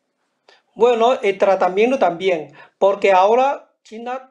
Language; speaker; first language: Spanish; non-native, fluent; Chinese